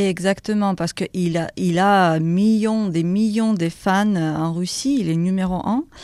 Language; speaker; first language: French; non-native, fluent; Russian